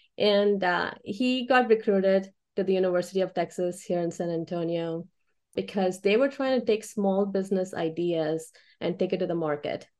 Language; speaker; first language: English; early bilingual, other home language; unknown